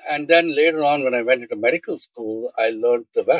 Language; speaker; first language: English; non-native, local second language; Tamil